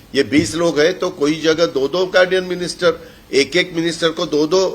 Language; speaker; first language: Hindi; non-native, local second language; Marathi